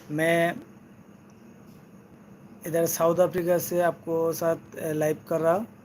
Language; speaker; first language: Hindi; non-native, learner; Bangla